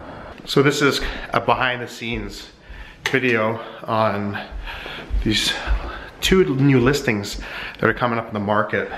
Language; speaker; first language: English; native; English